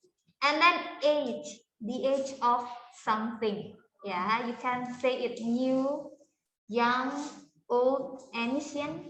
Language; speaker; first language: English; non-native, fluent; Indonesian